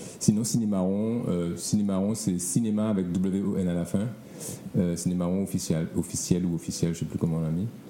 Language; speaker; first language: French; native; French